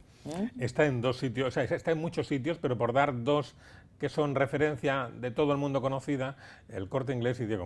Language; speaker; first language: Spanish; native; Spanish